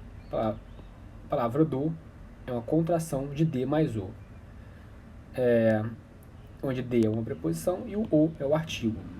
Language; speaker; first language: Portuguese; native; Portuguese